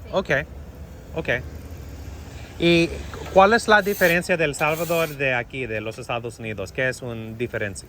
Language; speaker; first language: Spanish; non-native, learner; English